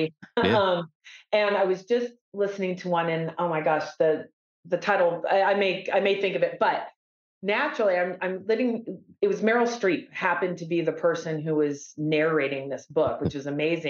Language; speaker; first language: English; native; English